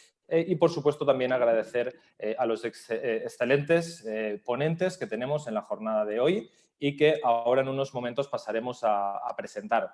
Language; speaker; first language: Spanish; native; Spanish